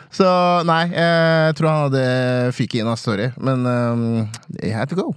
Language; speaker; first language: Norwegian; non-native, fluent; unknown